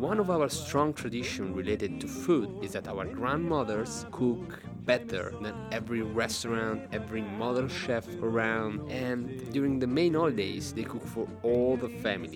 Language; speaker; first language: English; non-native, fluent; Italian